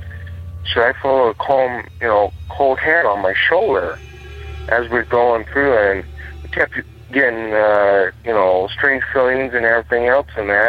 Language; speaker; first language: English; native; English